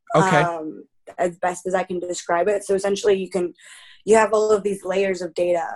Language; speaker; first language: English; early bilingual, other home language; Spanish